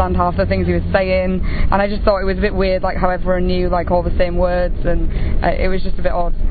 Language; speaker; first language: English; native; English